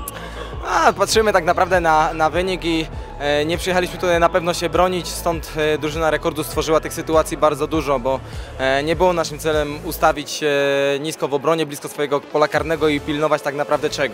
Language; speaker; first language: Polish; native; Polish